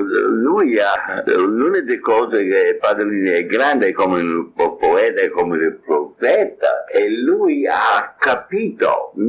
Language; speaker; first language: Italian; non-native, fluent; English